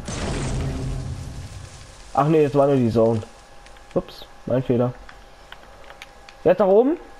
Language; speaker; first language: German; native; German